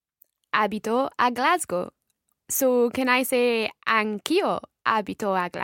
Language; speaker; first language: Italian; non-native, learner; English